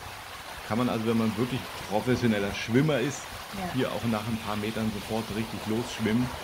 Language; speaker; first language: German; native; German